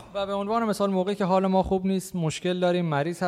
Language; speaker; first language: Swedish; non-native, fluent; Persian